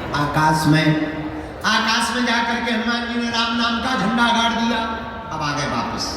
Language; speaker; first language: Hindi; native; Hindi